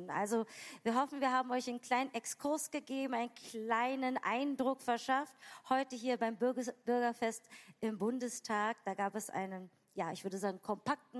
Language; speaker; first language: German; native; German